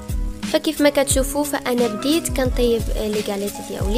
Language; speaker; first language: Arabic; native; Arabic